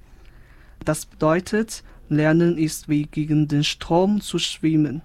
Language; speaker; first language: German; non-native, fluent; Chinese